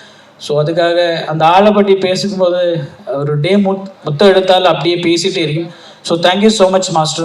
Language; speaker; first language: Tamil; non-native, learner; Malayalam